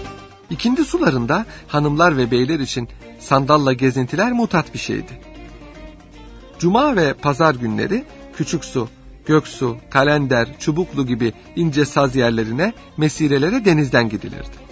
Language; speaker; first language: Turkish; native; Turkish